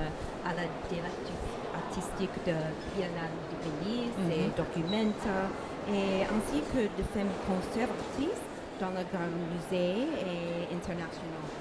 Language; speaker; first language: French; non-native, learner; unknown